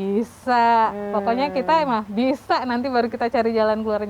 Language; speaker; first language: Indonesian; native; Indonesian